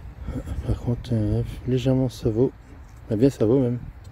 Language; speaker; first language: French; native; French